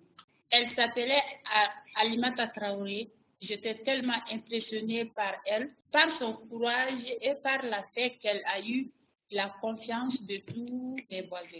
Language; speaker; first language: French; non-native, local second language; Bambara